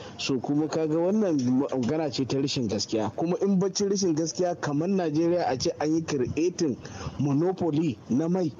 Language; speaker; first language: Hausa; native; Hausa